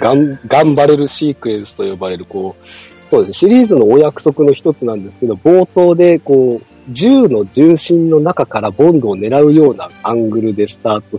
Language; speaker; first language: Japanese; native; Japanese